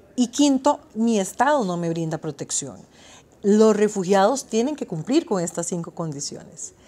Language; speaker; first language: Spanish; native; Spanish